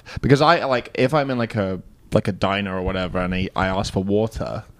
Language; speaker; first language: English; native; English